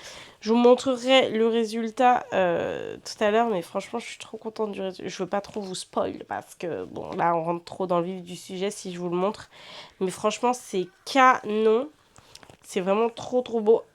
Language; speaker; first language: French; native; French